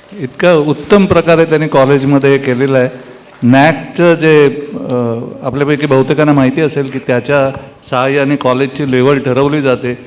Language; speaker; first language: Marathi; native; Marathi